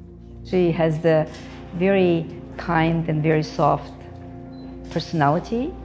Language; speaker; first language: English; early bilingual, other home language; Ukrainian